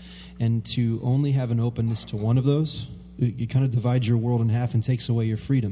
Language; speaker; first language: English; native; English